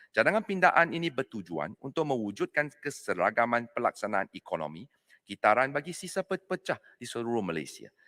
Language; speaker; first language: Malay; non-native, local second language; Chinese